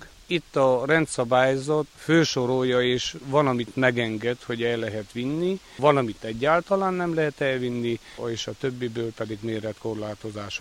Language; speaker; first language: Hungarian; native; Hungarian